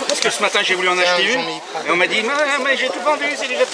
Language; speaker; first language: French; native; French